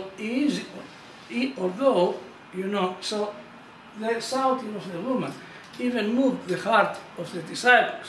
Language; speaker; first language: English; non-native, fluent; Greek